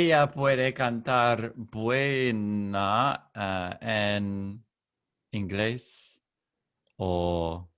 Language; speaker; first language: Spanish; non-native, learner; English